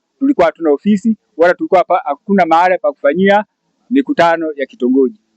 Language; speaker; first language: Swahili; native; Swahili